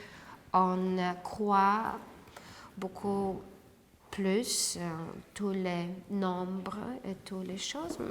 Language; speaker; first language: French; non-native, fluent; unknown